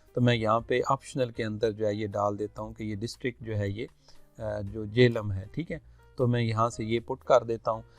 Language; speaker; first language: Urdu; non-native, local second language; Punjabi